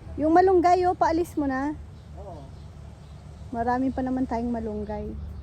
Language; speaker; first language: Filipino; native; Filipino